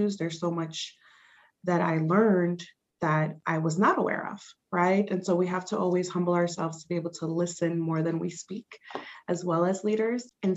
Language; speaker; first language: English; early bilingual, other home language; Spanish